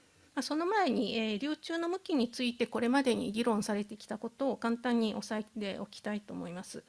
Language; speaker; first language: Japanese; native; Japanese